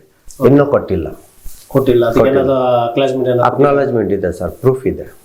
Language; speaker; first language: Kannada; non-native, local second language; Telugu